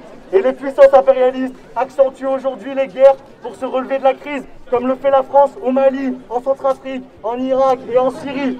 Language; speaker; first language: French; native; French